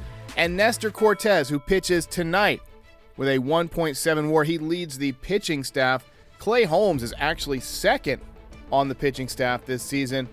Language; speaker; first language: English; native; English